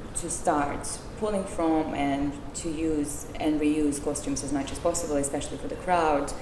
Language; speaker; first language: English; non-native, fluent; Serbian